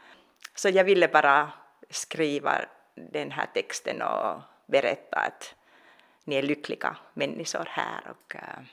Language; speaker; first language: Swedish; non-native, local second language; Finnish